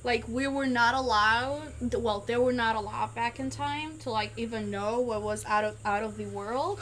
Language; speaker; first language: English; non-native, fluent; Albanian